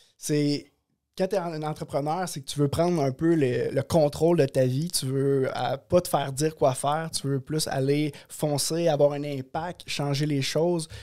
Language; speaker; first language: French; native; French